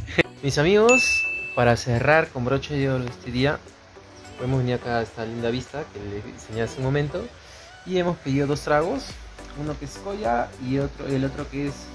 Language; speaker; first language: Spanish; native; Spanish